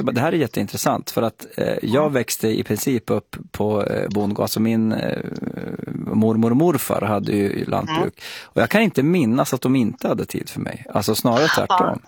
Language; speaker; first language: Swedish; native; Swedish